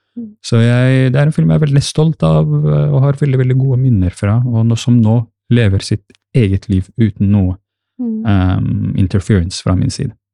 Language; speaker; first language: Norwegian; early bilingual, other home language; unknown